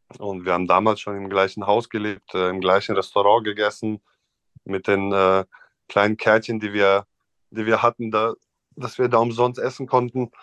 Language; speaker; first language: German; non-native, fluent; Serbian